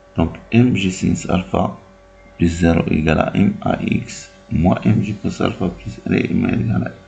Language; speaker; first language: French; non-native, local second language; Arabic